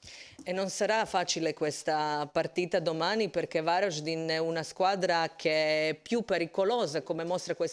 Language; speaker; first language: Italian; non-native, fluent; Croatian